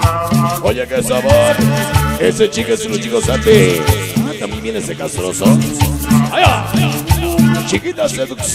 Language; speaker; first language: Spanish; native; Spanish